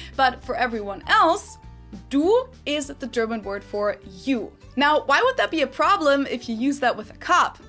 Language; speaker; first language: English; non-native, fluent; German